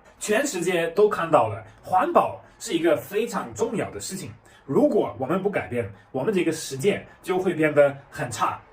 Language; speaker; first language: Chinese; non-native, fluent; German